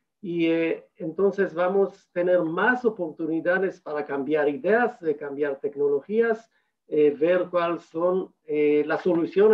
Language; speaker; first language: Spanish; non-native, fluent; Hebrew